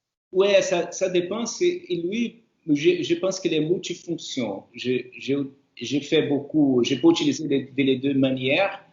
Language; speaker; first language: French; non-native, fluent; Portuguese